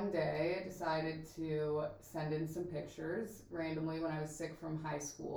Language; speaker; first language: English; native; English